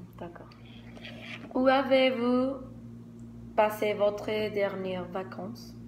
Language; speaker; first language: French; non-native, learner; Spanish